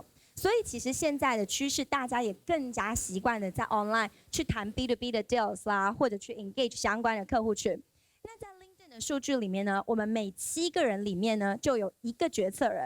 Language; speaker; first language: Chinese; native; Chinese